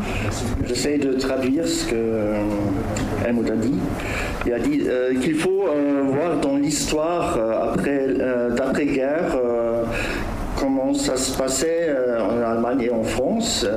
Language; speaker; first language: French; non-native, fluent; German